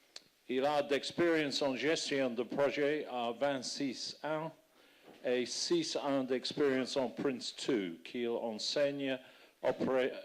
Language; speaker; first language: French; non-native, fluent; English